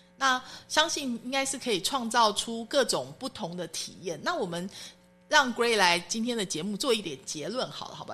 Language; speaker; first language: Chinese; native; Chinese